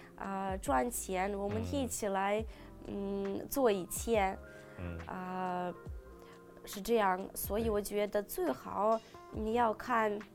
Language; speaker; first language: Chinese; non-native, fluent; Russian